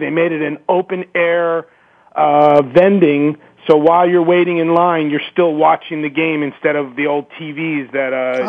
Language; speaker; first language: English; native; English